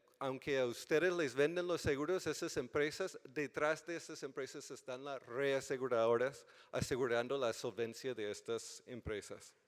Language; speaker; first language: Spanish; non-native, fluent; English